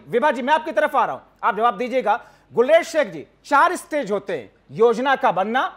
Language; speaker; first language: Hindi; native; Hindi